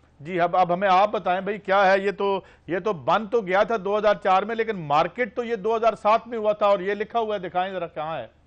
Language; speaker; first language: Urdu; non-native, local second language; Punjabi